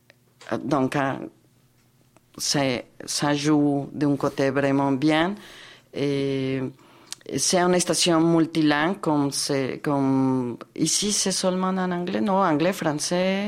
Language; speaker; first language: French; non-native, fluent; Spanish